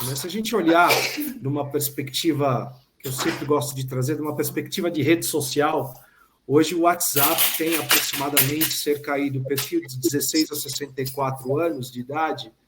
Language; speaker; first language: Portuguese; native; Portuguese